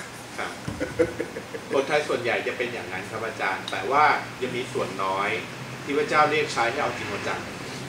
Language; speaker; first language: Thai; native; Thai